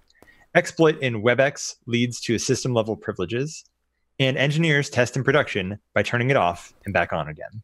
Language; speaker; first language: English; native; English